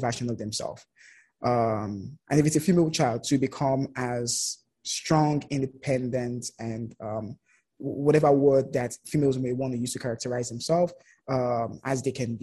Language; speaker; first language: English; non-native, local second language; Yoruba